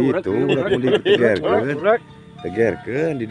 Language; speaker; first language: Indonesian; non-native, local second language; Sundanese